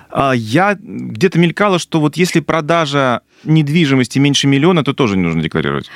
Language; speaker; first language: Russian; native; Russian